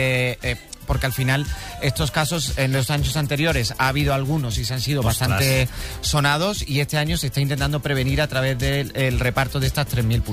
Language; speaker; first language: Spanish; native; Spanish